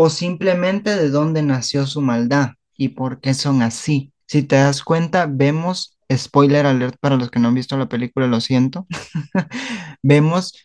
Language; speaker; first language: Spanish; native; Spanish